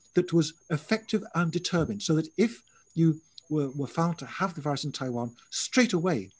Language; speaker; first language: English; native; English